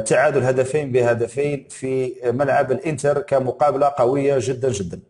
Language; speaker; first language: Arabic; native; Arabic